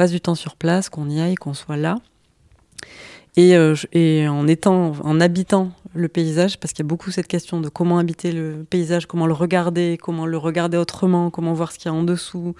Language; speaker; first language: French; native; French